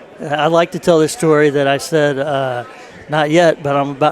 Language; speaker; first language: English; native; English